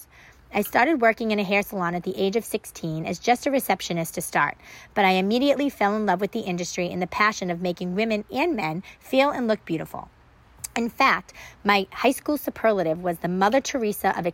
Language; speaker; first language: English; native; English